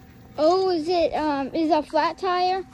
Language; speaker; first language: English; native; English